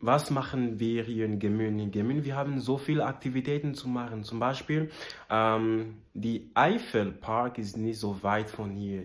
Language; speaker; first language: German; non-native, learner; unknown